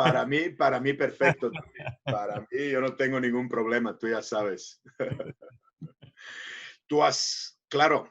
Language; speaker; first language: Spanish; non-native, fluent; Serbian